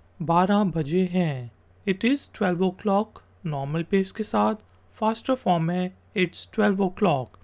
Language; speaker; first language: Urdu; native; Urdu